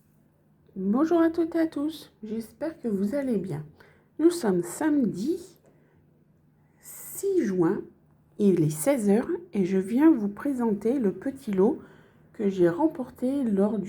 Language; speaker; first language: French; native; French